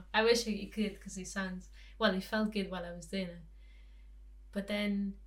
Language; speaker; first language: English; non-native, fluent; Romanian